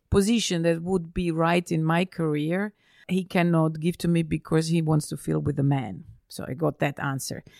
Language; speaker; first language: English; non-native, fluent; German